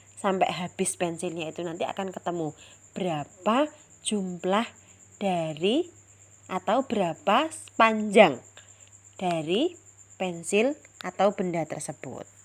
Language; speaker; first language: Indonesian; native; Indonesian